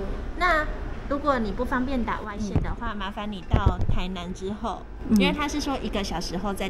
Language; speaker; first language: Chinese; native; Chinese